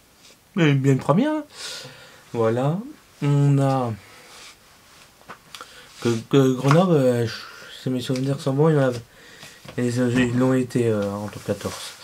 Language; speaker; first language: French; native; French